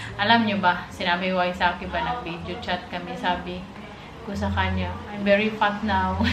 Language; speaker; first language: Filipino; non-native, local second language; Cebuano